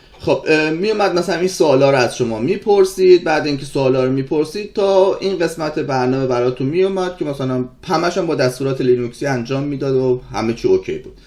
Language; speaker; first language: Persian; early bilingual, heritage; Persian